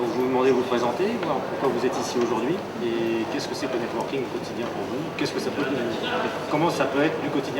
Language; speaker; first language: French; native; French